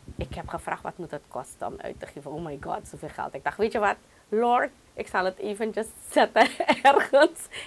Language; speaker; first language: Dutch; non-native, local second language; Caribbean Hindustani